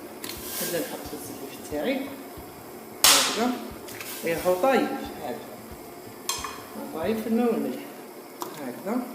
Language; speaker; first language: Arabic; native; Arabic